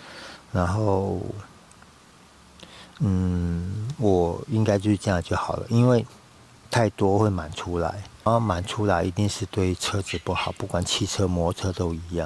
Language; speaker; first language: Chinese; native; Chinese